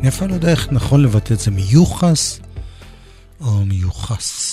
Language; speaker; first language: Hebrew; native; Hebrew